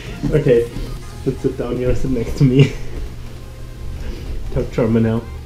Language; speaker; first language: English; non-native, fluent; German